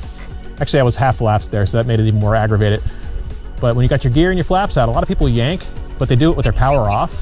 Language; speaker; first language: English; native; English